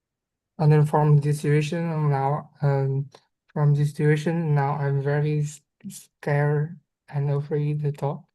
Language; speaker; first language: English; non-native, learner; Vietnamese